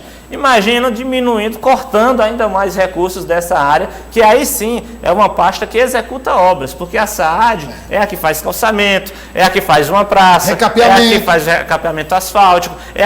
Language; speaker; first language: Portuguese; native; Portuguese